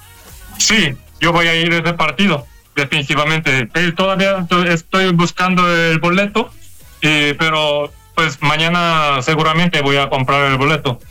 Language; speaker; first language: Spanish; non-native, fluent; Korean